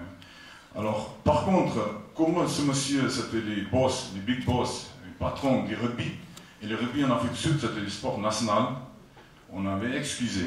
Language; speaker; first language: French; non-native, fluent; Afrikaans